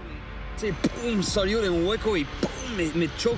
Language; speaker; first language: Spanish; non-native, learner; French